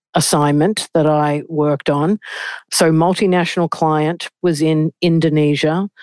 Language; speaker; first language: English; native; English